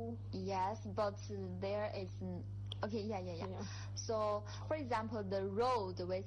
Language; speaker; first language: English; non-native, fluent; Chinese